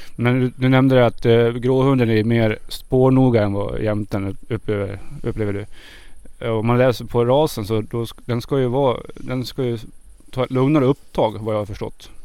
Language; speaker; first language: Swedish; native; Swedish